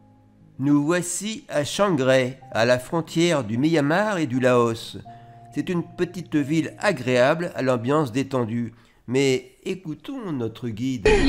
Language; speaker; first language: French; native; French